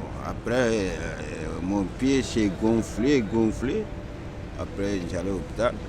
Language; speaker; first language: French; non-native, learner; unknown